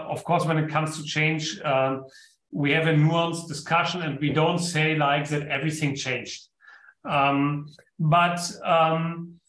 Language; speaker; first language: English; non-native, fluent; German